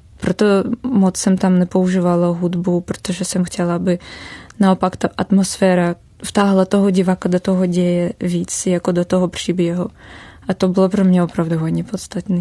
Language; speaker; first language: Czech; non-native, fluent; Russian